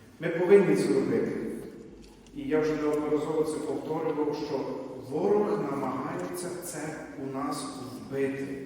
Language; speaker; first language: Ukrainian; native; Ukrainian